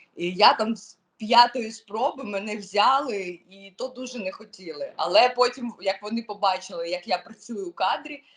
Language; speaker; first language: Ukrainian; non-native, local second language; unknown